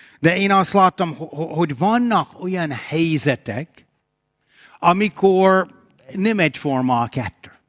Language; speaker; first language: Hungarian; non-native, fluent; English